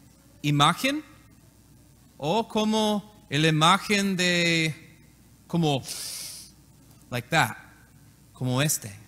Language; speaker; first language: Spanish; non-native, learner; English